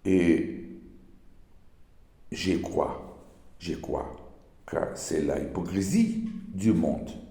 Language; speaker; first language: French; non-native, learner; Portuguese